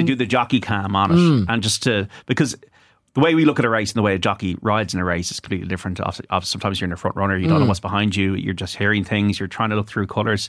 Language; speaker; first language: English; native; English